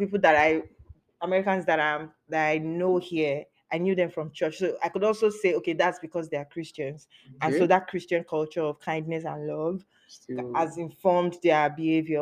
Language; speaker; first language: English; non-native, local second language; Yoruba